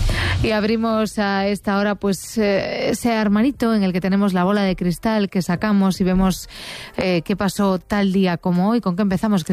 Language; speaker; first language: Spanish; native; Spanish